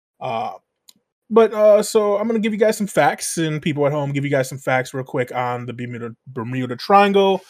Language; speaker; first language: English; native; English